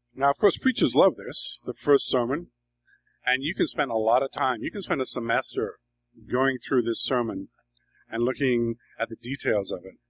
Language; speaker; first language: English; native; English